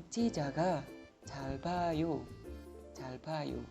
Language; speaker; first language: Korean; non-native, fluent; Indonesian